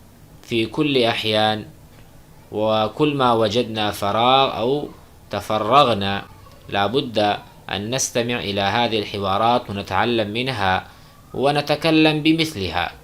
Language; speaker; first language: Arabic; non-native, fluent; Urdu